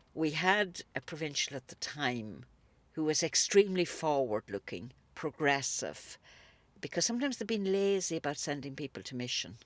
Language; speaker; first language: English; native; English